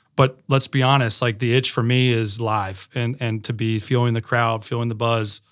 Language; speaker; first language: English; native; English